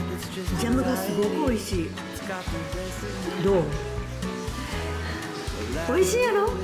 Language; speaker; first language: Japanese; native; Japanese